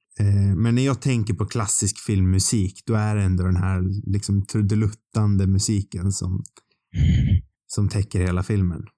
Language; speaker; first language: Swedish; native; Swedish